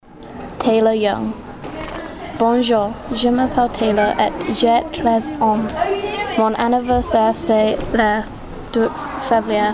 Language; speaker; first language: French; non-native, learner; English